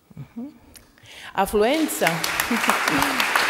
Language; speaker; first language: Italian; non-native, learner; Croatian